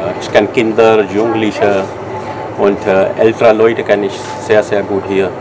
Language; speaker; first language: German; non-native, learner; Hindi